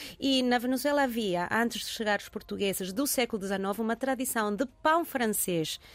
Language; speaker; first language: Portuguese; early bilingual, heritage; Portuguese